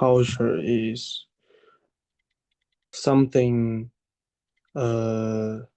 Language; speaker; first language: English; non-native, learner; Chinese